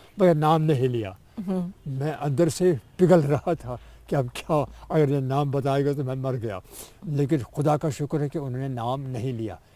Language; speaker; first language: Urdu; non-native, local second language; Kashmiri